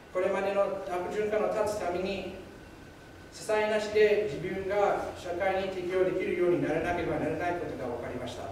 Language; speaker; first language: Japanese; non-native, fluent; English